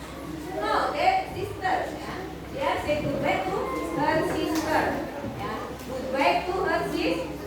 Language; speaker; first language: English; non-native, learner; Indonesian